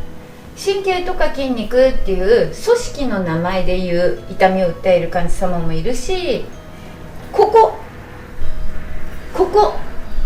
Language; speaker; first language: Japanese; native; Japanese